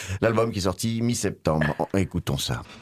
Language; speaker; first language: French; native; French